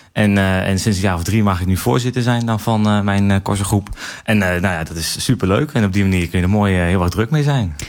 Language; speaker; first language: Dutch; native; Dutch